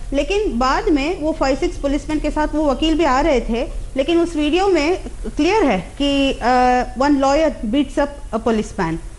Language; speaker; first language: Hindi; non-native, local second language; Kannada